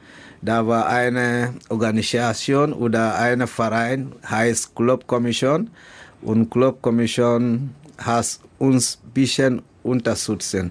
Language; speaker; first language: German; non-native, learner; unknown